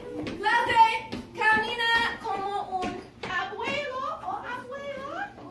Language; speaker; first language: Spanish; non-native, fluent; English